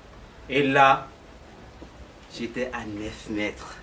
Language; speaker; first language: French; non-native, local second language; Bambara